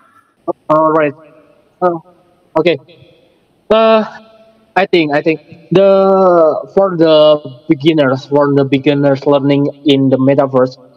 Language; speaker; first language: English; non-native, learner; Indonesian